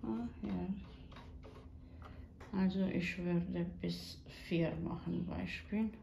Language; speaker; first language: German; non-native, learner; Croatian